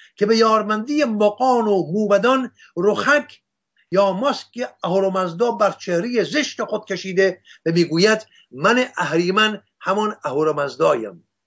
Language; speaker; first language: Persian; non-native, local second language; Assyrian Neo-Aramaic